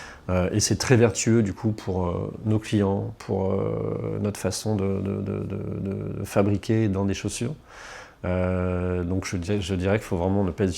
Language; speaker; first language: French; native; French